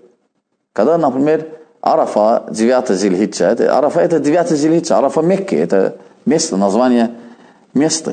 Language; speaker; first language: Russian; non-native, fluent; Azerbaijani